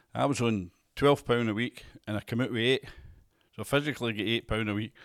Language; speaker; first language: English; native; English